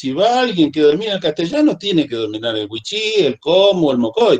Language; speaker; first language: Spanish; native; Spanish